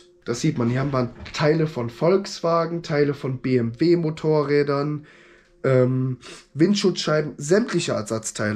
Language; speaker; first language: German; native; German